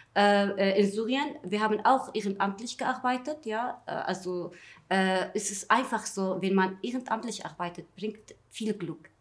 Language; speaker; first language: German; non-native, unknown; Arabic